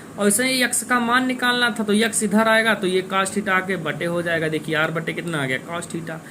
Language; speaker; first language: Hindi; native; Hindi